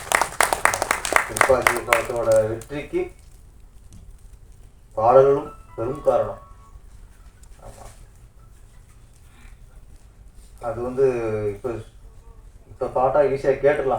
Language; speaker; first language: Tamil; native; Tamil